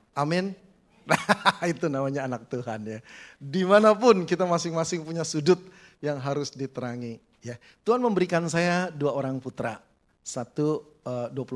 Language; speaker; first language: Indonesian; native; Indonesian